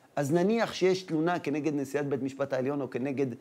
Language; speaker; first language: Hebrew; native; Hebrew